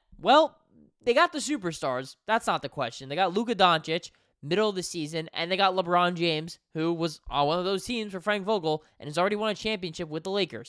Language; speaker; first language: English; native; English